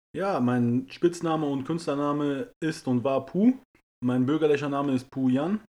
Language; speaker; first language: German; early bilingual, other home language; Persian